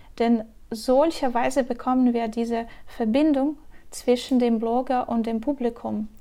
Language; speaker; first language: German; non-native, fluent; Russian